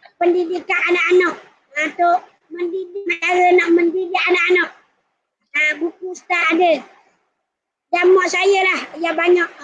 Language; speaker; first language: Malay; native; Malay